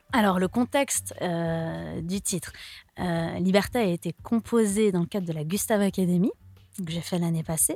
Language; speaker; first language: French; native; French